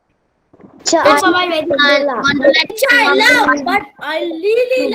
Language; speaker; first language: English; non-native, local second language; Tamil